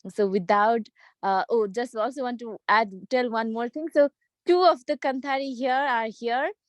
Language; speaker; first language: English; non-native, local second language; Nepali